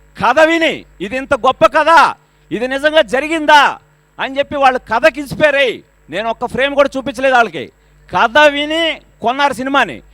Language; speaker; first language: Telugu; native; Telugu